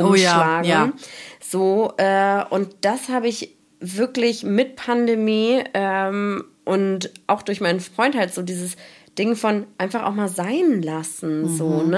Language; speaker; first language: German; native; German